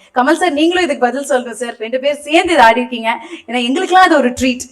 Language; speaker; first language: Tamil; native; Tamil